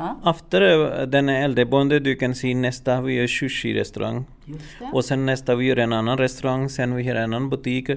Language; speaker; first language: Swedish; non-native, learner; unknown